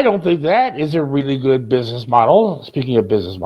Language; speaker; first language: English; native; English